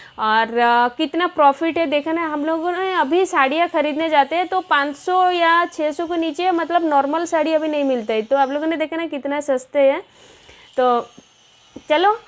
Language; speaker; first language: Hindi; non-native, local second language; Bangla